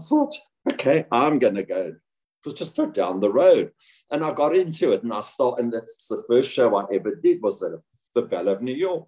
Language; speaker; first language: English; native; English